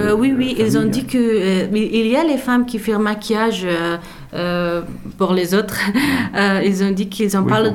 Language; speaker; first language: French; non-native, learner; Persian